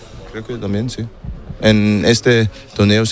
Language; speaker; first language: Spanish; non-native, learner; German